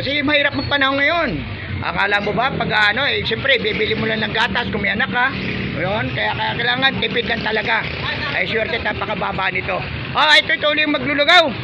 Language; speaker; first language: Filipino; native; Filipino